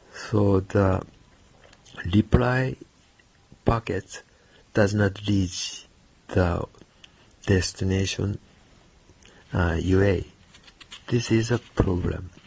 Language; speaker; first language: English; non-native, learner; Japanese